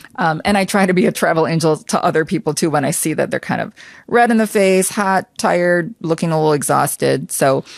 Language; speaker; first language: English; native; English